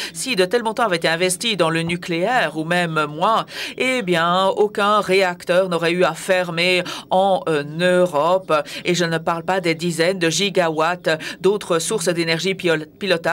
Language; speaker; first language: French; native; French